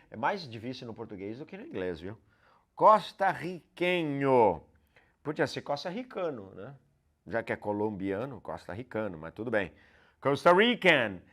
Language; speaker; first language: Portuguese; non-native, fluent; English